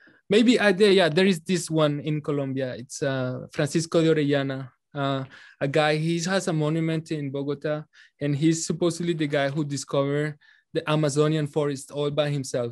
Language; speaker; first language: English; non-native, fluent; Spanish